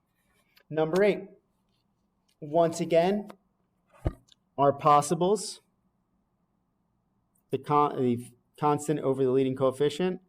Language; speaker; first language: English; native; English